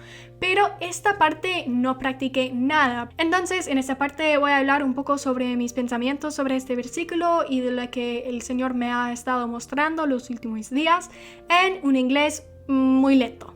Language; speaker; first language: Spanish; non-native, fluent; English